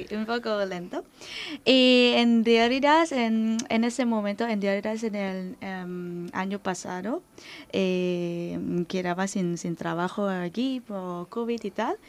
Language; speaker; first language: Spanish; non-native, learner; Thai